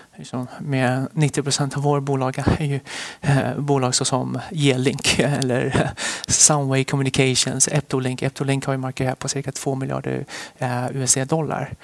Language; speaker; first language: Swedish; early bilingual, other home language; Chinese